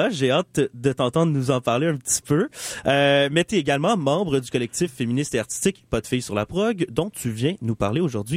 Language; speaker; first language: French; native; French